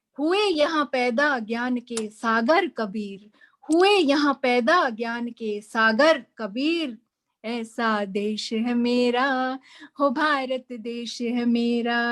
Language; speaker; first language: Hindi; native; Hindi